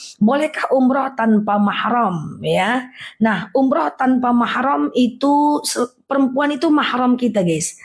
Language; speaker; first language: Indonesian; non-native, local second language; Minangkabau